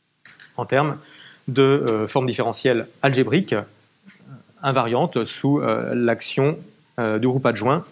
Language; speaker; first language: French; native; French